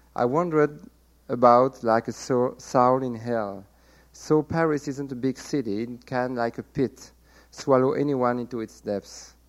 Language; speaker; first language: English; non-native, fluent; French